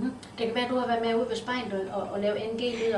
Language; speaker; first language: Danish; native; Danish